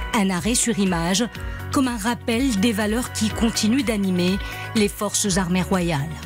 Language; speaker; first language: French; non-native, local second language; Arabic